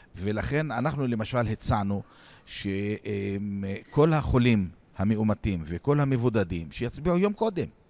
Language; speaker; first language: Hebrew; non-native, local second language; Arabic